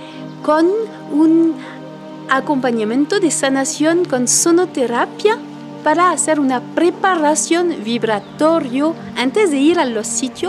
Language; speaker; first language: Spanish; non-native, learner; French